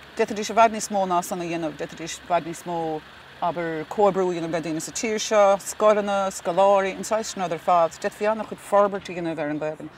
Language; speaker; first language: Irish; native; Irish